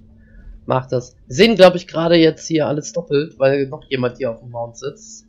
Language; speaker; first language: German; native; German